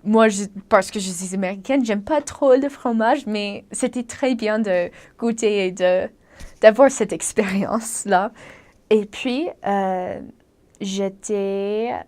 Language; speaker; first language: French; non-native, fluent; English